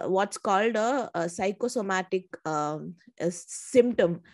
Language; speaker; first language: English; non-native, local second language; Tamil